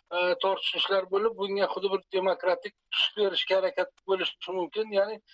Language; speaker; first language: Uzbek; native; Uzbek